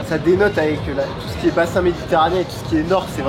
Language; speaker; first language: French; native; French